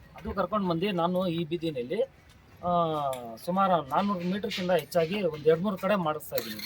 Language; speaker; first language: Kannada; non-native, local second language; Urdu